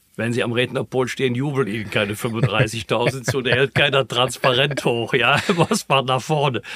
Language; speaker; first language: German; native; German